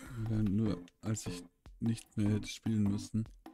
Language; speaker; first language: German; native; German